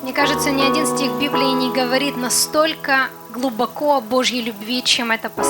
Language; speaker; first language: Russian; native; Russian